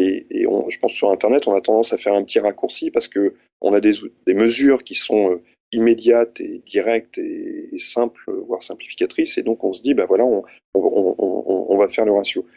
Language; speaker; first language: French; native; French